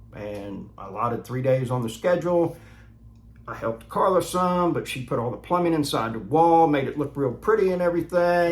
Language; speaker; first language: English; native; English